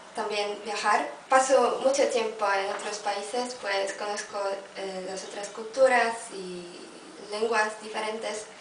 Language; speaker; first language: Spanish; non-native, fluent; Polish